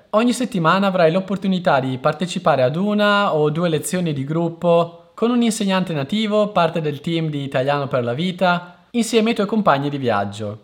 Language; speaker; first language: Italian; native; Italian